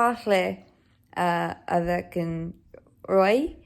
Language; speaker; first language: French; non-native, learner; English